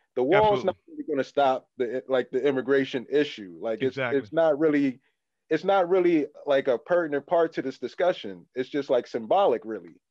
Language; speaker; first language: English; native; English